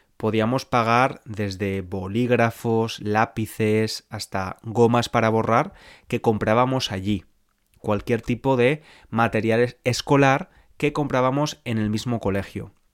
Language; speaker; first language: Spanish; native; Spanish